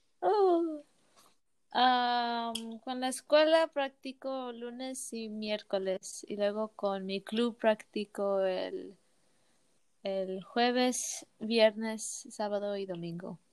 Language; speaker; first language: Spanish; early bilingual, heritage; Spanish